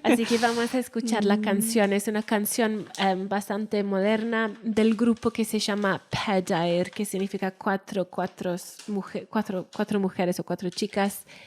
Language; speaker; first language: Spanish; non-native, fluent; Welsh